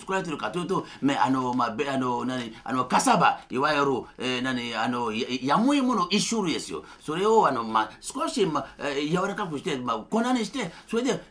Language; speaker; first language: Japanese; non-native, fluent; Fon